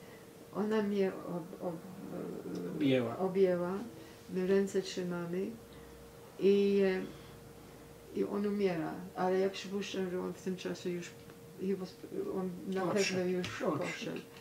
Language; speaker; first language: Polish; early bilingual, heritage; Polish